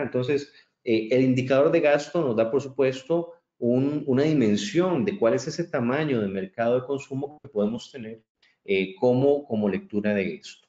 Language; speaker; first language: Spanish; native; Spanish